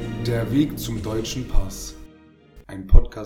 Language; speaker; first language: German; native; German